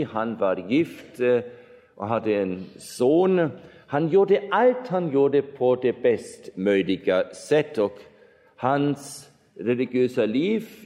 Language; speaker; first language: Swedish; non-native, fluent; German